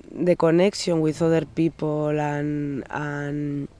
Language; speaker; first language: English; non-native, learner; Spanish